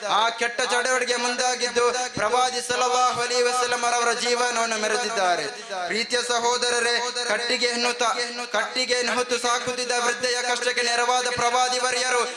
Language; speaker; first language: Kannada; non-native, local second language; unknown